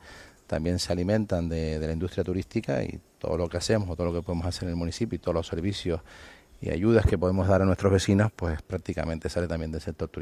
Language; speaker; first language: Spanish; native; Spanish